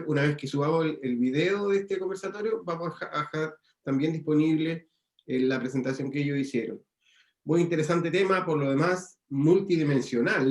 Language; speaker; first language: Spanish; native; Spanish